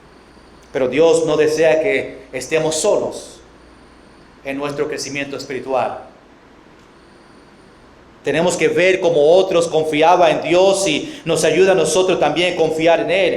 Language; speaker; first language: Spanish; non-native, fluent; English